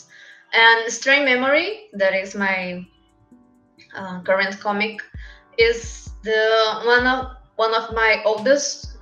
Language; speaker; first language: English; non-native, fluent; Portuguese